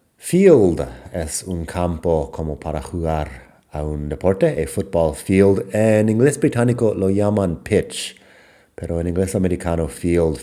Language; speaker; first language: Spanish; non-native, fluent; English